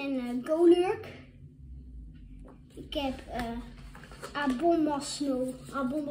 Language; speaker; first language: Dutch; native; Dutch